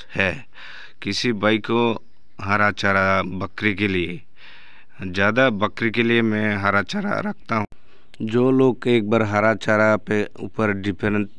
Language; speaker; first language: Hindi; non-native, local second language; Bangla